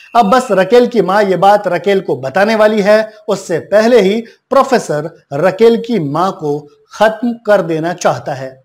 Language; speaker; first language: Hindi; native; Hindi